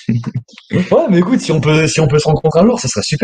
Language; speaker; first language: French; native; French